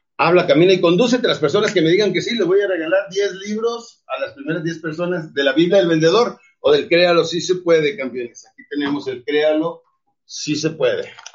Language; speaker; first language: Spanish; native; Spanish